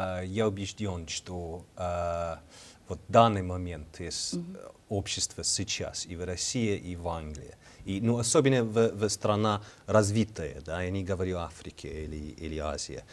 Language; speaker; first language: Russian; non-native, fluent; English